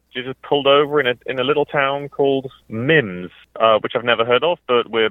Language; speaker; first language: English; native; English